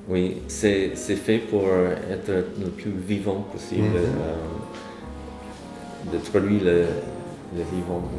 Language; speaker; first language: French; non-native, fluent; English